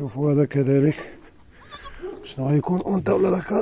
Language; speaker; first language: Arabic; native; Arabic